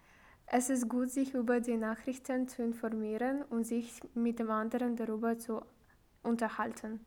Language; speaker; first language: German; non-native, learner; Ukrainian